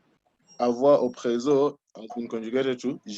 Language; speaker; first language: French; non-native, fluent; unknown